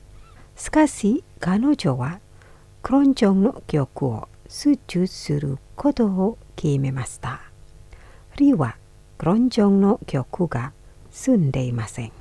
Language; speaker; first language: Japanese; non-native, fluent; Indonesian